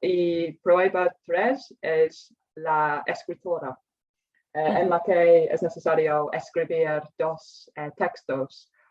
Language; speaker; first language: Spanish; non-native, fluent; English